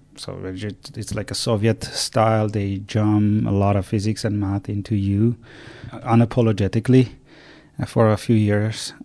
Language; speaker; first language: English; non-native, fluent; Armenian